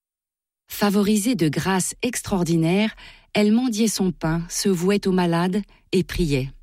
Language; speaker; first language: French; native; French